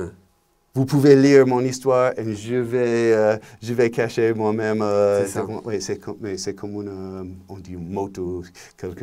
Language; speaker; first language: French; non-native, learner; English